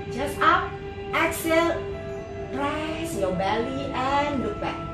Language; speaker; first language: English; non-native, learner; Indonesian